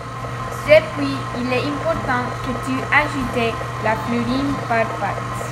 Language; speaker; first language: French; non-native, learner; English